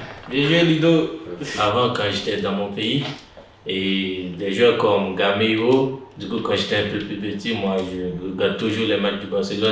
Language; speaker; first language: French; non-native, local second language; Haitian Creole